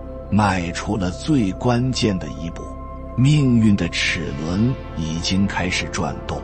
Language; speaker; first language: Chinese; native; Chinese